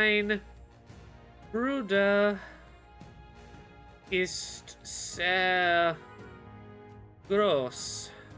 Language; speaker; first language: German; non-native, learner; English